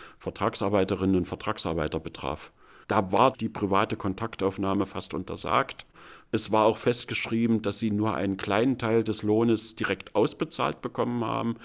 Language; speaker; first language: German; native; German